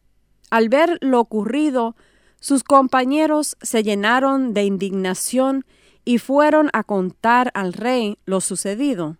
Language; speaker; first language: Spanish; native; Spanish